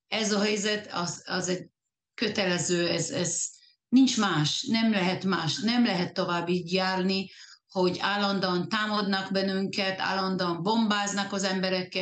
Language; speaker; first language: Hungarian; early bilingual, heritage; Hungarian